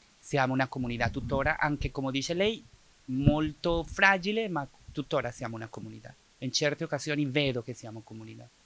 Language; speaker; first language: Italian; non-native, fluent; Spanish